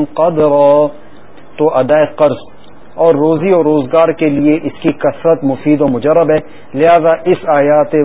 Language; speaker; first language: Urdu; native; Urdu